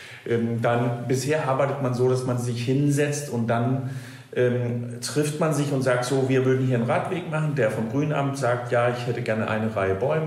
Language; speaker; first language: German; non-native, fluent; Danish